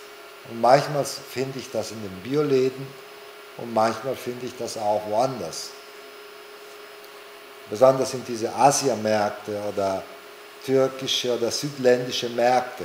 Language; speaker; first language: German; non-native, fluent; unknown